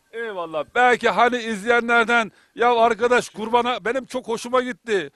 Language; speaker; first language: Turkish; native; Turkish